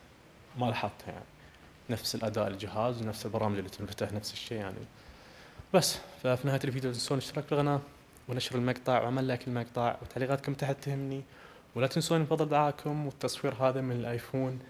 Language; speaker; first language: Arabic; native; Arabic